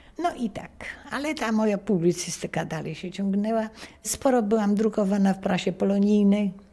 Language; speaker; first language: Polish; native; Polish